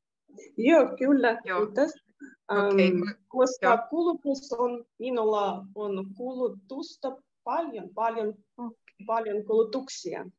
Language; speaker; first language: Finnish; non-native, learner; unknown